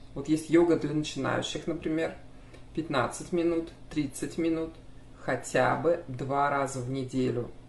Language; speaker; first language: Russian; native; Russian